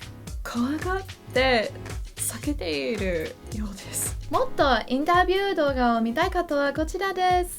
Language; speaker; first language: Japanese; non-native, learner; English